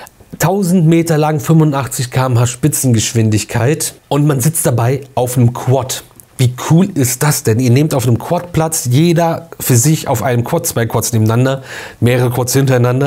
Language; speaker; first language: German; native; German